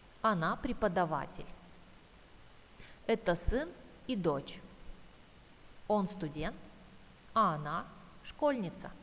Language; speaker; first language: Russian; non-native, fluent; Turkish